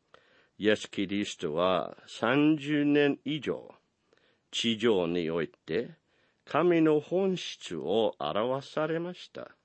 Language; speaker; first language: Japanese; non-native, fluent; English